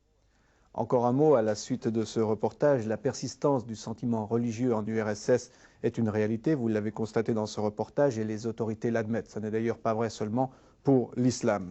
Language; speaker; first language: French; native; French